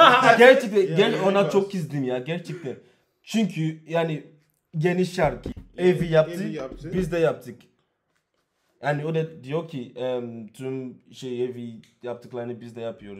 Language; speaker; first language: Turkish; non-native, learner; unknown